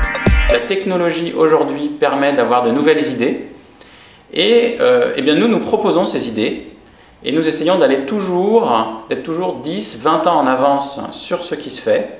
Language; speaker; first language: French; native; French